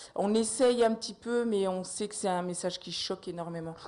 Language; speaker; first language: French; native; French